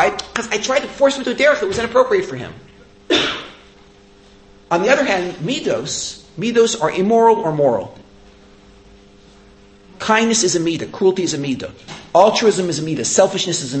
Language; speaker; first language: English; native; English